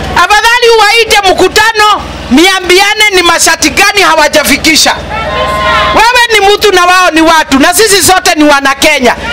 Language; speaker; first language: Swahili; non-native, local second language; Kikuyu